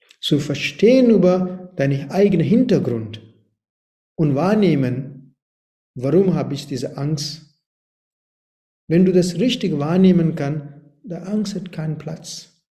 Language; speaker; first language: German; non-native, learner; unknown